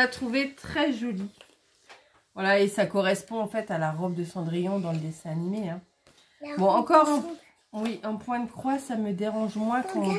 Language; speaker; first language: French; native; French